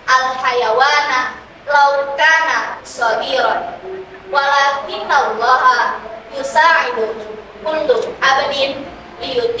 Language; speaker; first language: Arabic; non-native, learner; Indonesian